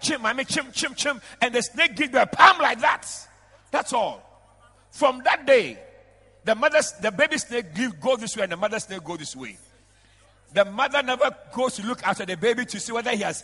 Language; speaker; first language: English; non-native, local second language; Akan